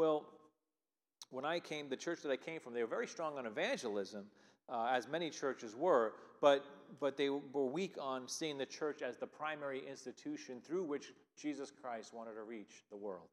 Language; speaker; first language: English; native; English